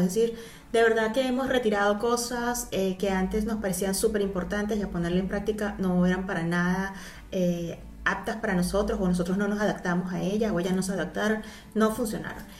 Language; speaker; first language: Spanish; native; Spanish